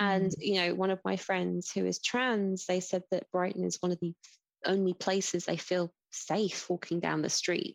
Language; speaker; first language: English; native; English